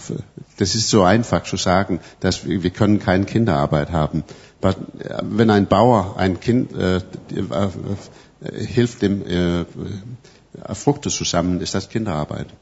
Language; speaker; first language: German; non-native, fluent; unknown